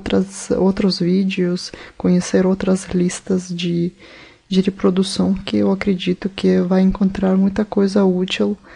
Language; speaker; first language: Portuguese; non-native, fluent; Russian